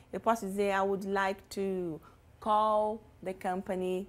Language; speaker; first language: English; non-native, fluent; Portuguese